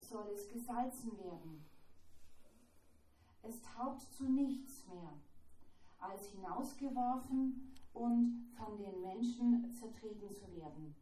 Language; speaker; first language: German; native; German